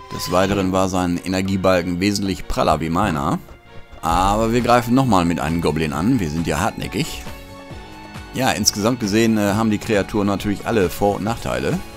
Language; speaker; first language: German; native; German